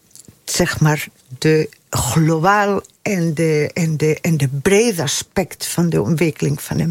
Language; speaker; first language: Dutch; non-native, fluent; Spanish